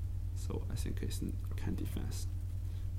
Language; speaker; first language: English; non-native, learner; Chinese